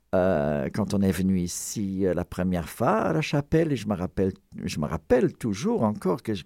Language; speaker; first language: French; non-native, fluent; Dutch